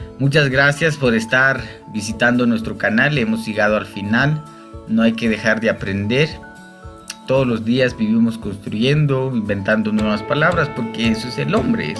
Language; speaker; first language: Spanish; non-native, local second language; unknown